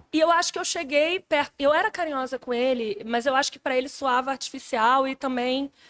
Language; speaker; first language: Portuguese; native; Portuguese